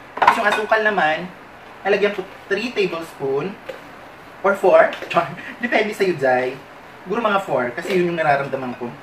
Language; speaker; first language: Filipino; non-native, local second language; Waray